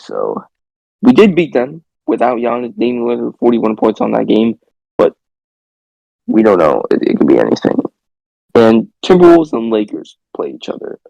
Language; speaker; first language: English; native; English